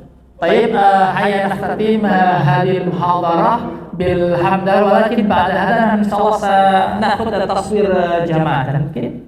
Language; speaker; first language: Arabic; non-native, learner; Indonesian